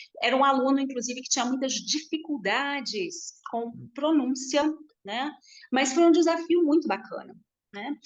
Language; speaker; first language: Portuguese; native; Portuguese